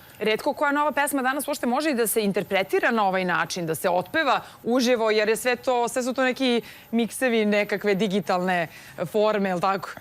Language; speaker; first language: Serbian; native; Serbian